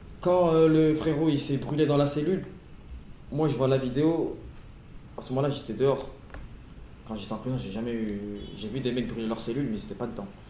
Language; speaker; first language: French; native; French